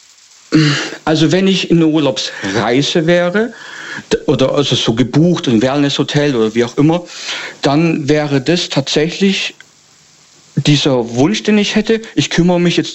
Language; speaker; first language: German; native; German